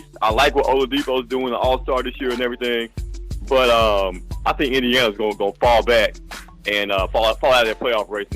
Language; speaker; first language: English; native; English